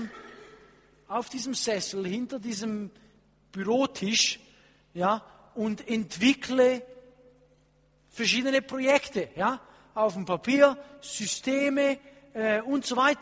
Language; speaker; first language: German; non-native, fluent; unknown